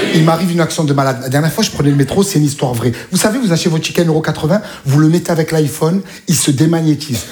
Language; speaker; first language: French; native; French